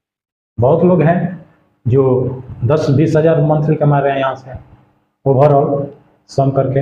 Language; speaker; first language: Hindi; native; Hindi